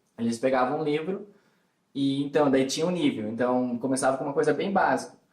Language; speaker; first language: Portuguese; early bilingual, heritage; Portuguese